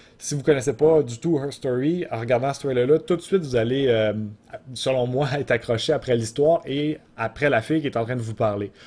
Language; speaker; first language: French; native; French